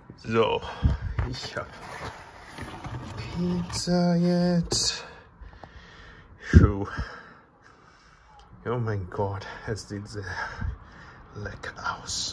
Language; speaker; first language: German; non-native, learner; Korean